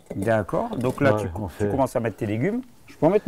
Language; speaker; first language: French; native; French